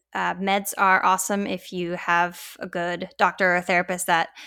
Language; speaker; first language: English; native; English